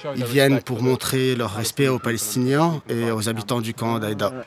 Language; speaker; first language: French; non-native, fluent; English